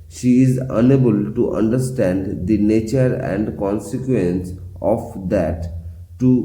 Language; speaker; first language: English; non-native, local second language; Bangla